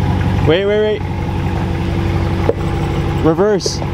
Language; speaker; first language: English; native; English